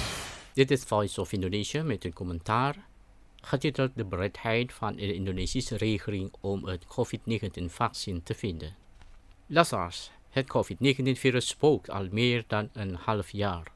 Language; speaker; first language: Dutch; non-native, fluent; Indonesian